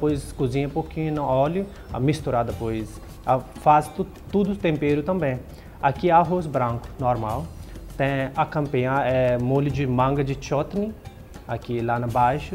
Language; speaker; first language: Portuguese; non-native, learner; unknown